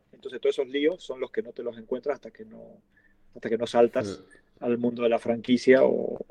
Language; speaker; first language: Spanish; native; Spanish